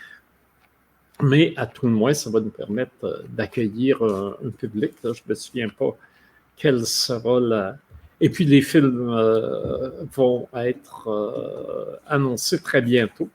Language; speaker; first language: French; native; French